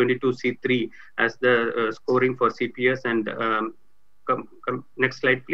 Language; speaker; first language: English; non-native, local second language; Tamil